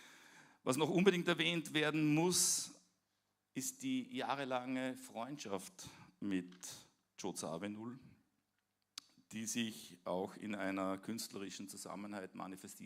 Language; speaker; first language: German; native; German